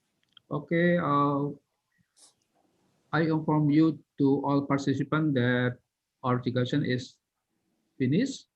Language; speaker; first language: English; non-native, learner; Indonesian